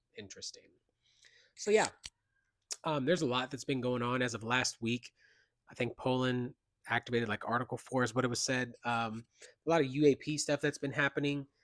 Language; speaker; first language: English; native; English